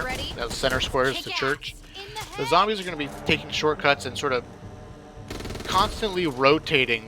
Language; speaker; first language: English; native; English